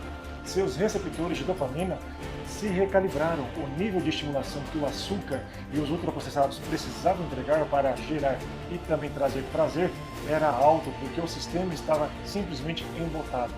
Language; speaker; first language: Portuguese; native; Portuguese